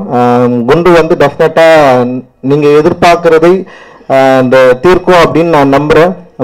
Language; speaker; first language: Tamil; native; Tamil